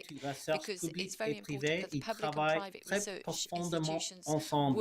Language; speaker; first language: French; early bilingual, heritage; English